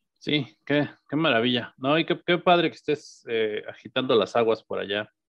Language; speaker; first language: Spanish; native; Spanish